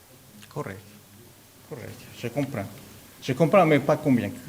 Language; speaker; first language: French; non-native, fluent; Spanish